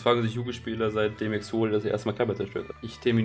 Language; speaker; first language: German; native; German